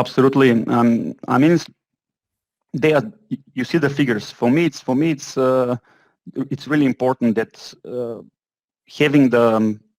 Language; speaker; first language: English; non-native, fluent; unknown